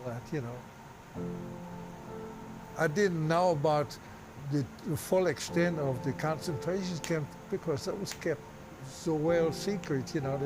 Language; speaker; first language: English; non-native, fluent; German